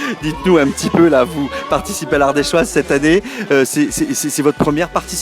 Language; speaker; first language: French; native; French